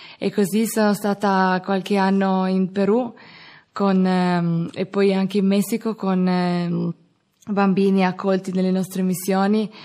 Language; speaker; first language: Italian; native; Italian